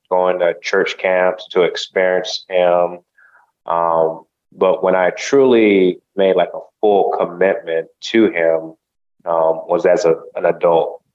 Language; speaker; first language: English; early bilingual, other home language; Haitian Creole